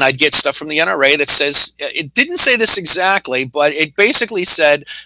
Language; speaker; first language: English; native; English